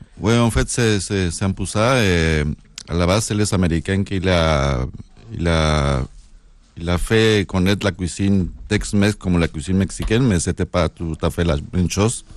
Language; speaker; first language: French; non-native, learner; Spanish